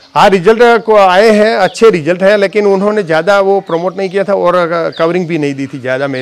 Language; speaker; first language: Hindi; non-native, local second language; Gujarati